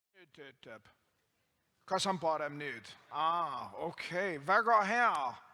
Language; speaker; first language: Estonian; non-native, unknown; English